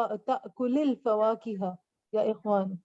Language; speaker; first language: Arabic; non-native, learner; Urdu